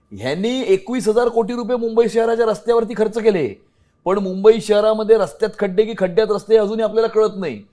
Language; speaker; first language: Marathi; native; Marathi